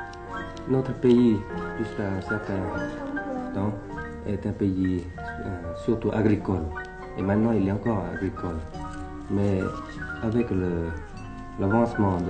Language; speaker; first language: French; early bilingual, other home language; Thai